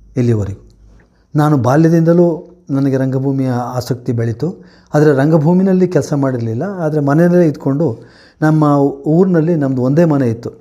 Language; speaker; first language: Kannada; native; Kannada